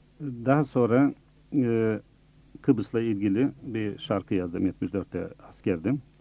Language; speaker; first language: Turkish; early bilingual, other home language; Bosnian